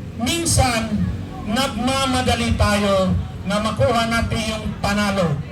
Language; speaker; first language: Filipino; non-native, local second language; Cebuano